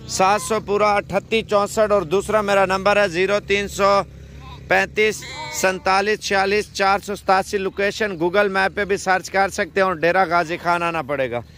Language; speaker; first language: Urdu; non-native, local second language; Punjabi